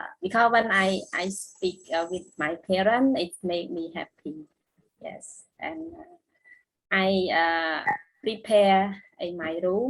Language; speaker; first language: English; non-native, learner; Khmer